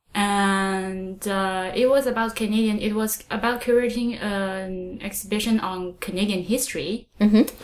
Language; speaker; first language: English; non-native, fluent; Chinese